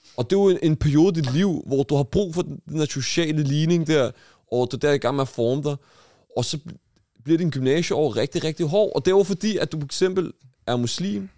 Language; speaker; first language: Danish; early bilingual, other home language; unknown